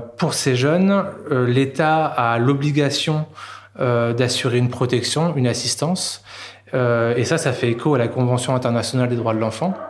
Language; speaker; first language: French; native; French